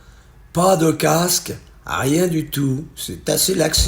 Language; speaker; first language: French; native; French